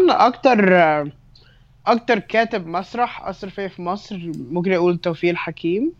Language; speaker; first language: Arabic; native; Arabic